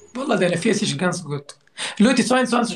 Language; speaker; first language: German; non-native, learner; Turkish